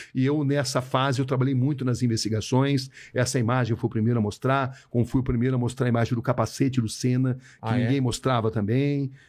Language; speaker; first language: Portuguese; native; Portuguese